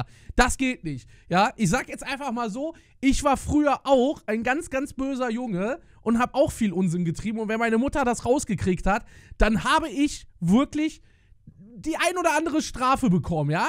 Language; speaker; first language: German; native; German